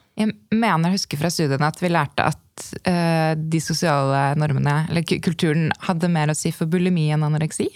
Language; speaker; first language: Norwegian; native; Norwegian